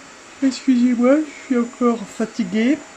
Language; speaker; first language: French; native; French